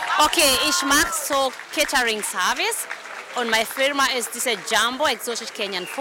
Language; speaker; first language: German; non-native, learner; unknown